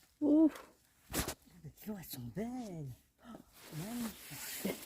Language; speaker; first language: French; non-native, learner; Thai